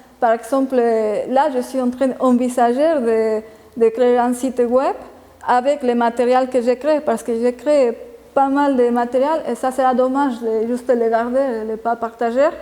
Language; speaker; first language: French; non-native, fluent; Spanish